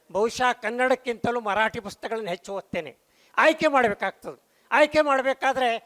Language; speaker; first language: Kannada; non-native, local second language; Konkani